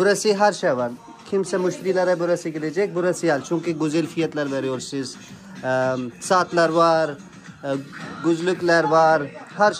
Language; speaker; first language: Turkish; non-native, learner; Hindi